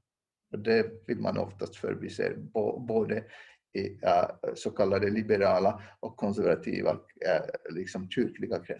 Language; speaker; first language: Swedish; non-native, local second language; Finnish